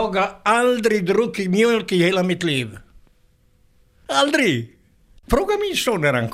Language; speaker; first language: Swedish; non-native, fluent; Italian